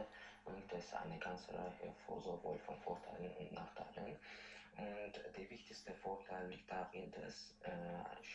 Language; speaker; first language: German; non-native, learner; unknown